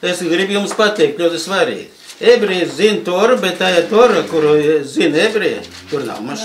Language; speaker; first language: Latvian; non-native, local second language; Russian